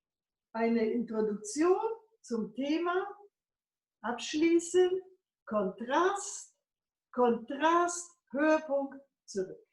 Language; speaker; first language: German; non-native, fluent; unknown